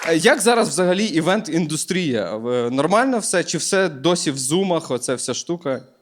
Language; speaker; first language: Ukrainian; native; Ukrainian